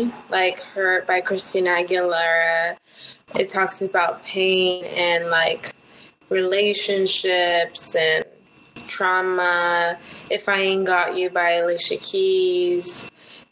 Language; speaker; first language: English; early bilingual, other home language; Spanish